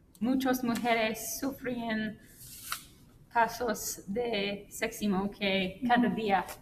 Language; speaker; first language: Spanish; non-native, learner; English